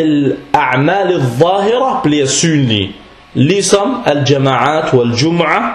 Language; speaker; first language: Danish; non-native, fluent; Arabic